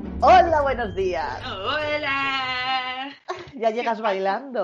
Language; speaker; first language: Spanish; native; Spanish